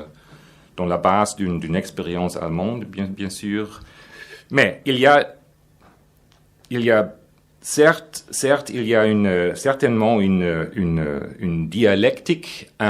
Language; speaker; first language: French; non-native, fluent; German